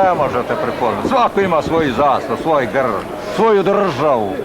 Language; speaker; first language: Croatian; native; Croatian